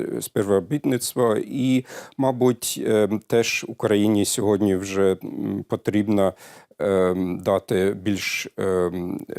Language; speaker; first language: Ukrainian; non-native, fluent; German